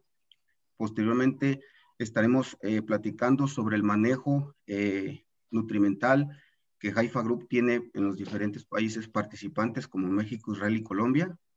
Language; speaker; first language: Spanish; native; Spanish